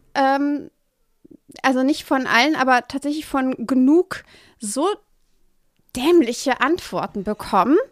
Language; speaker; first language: German; native; German